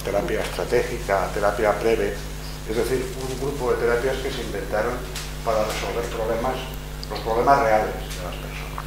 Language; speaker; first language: Spanish; native; Spanish